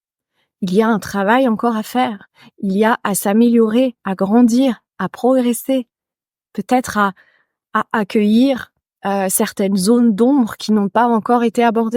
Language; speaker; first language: French; native; French